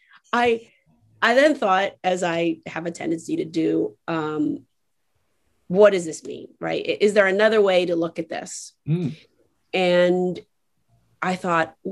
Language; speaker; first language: English; native; English